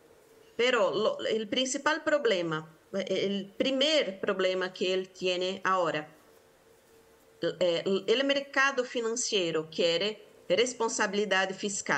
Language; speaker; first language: Spanish; non-native, fluent; Portuguese